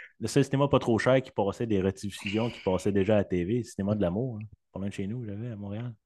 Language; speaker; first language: French; native; French